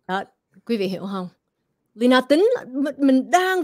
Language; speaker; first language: Vietnamese; early bilingual, other home language; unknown